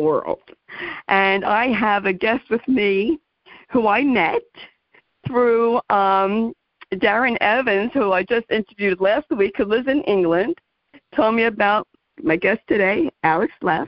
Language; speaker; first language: English; native; English